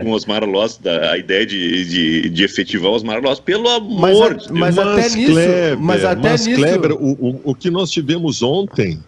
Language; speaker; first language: Portuguese; native; Portuguese